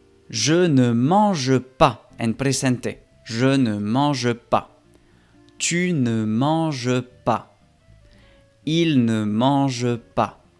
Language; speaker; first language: French; non-native, fluent; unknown